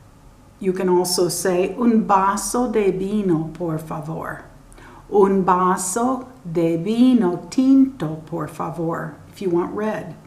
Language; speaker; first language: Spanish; non-native, learner; English